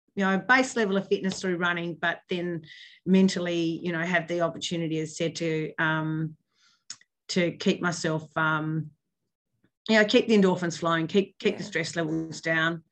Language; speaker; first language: English; native; English